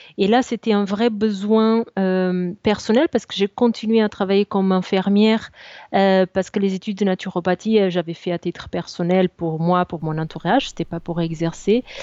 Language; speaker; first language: French; non-native, fluent; Portuguese